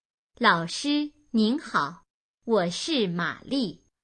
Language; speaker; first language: Chinese; non-native, learner; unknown